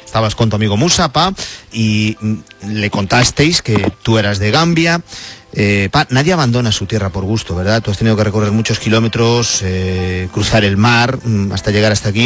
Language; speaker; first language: Spanish; native; Spanish